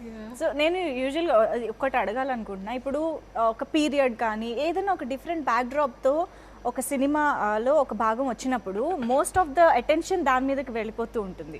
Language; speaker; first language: Telugu; native; Telugu